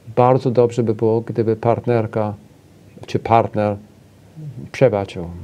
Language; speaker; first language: Polish; non-native, fluent; English